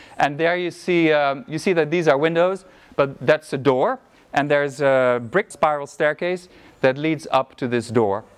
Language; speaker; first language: English; non-native, fluent; Dutch